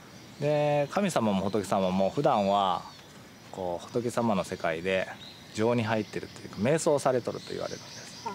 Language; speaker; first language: Japanese; native; Japanese